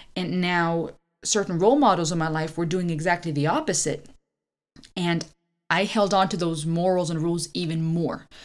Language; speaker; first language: English; early bilingual, other home language; German